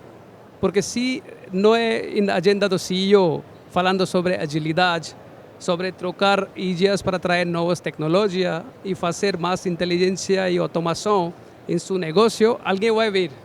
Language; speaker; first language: Portuguese; non-native, learner; Hindi